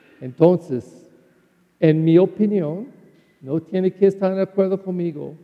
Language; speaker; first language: Spanish; non-native, learner; English